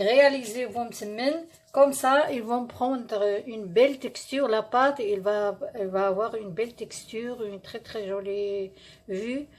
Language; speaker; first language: French; non-native, local second language; Arabic